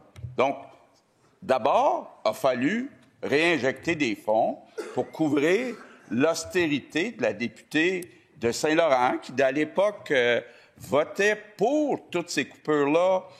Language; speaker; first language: French; native; French